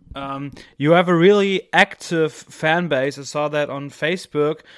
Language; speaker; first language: English; non-native, fluent; German